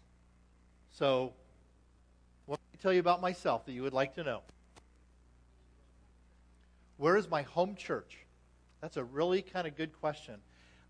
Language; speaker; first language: English; native; English